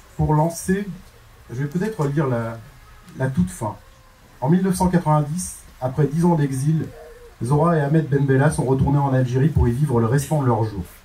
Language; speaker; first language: French; native; French